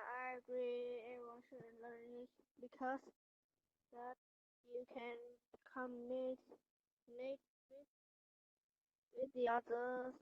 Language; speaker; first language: English; non-native, learner; Vietnamese